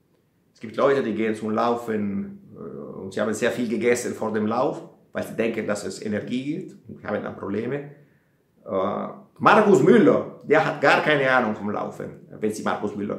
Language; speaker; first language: German; non-native, fluent; Italian